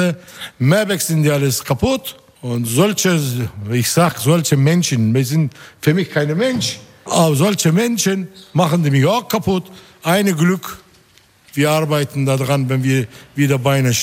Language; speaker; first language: German; non-native, fluent; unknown